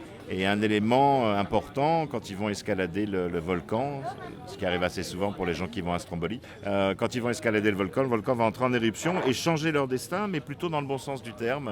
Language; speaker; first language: French; native; French